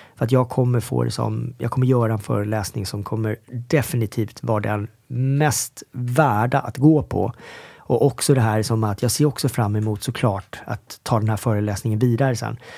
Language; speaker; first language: Swedish; early bilingual, other home language; Korean